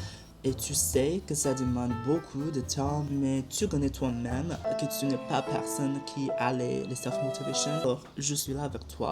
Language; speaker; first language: French; non-native, learner; Chinese